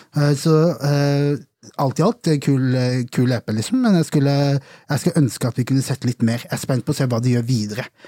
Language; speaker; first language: Norwegian; early bilingual, other home language; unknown